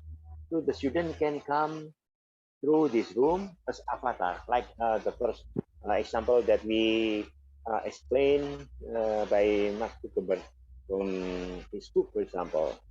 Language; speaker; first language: English; non-native, fluent; Indonesian